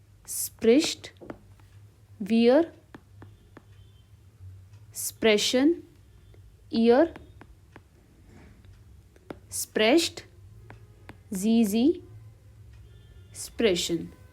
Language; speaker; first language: German; non-native, learner; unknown